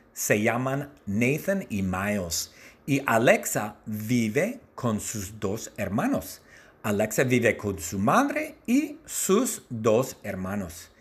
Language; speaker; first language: Spanish; non-native, learner; English